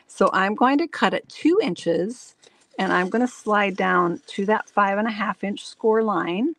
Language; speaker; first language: English; native; English